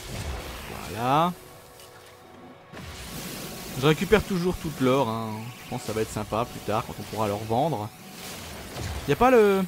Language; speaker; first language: French; native; French